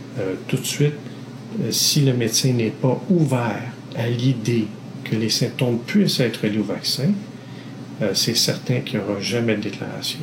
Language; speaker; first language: French; native; French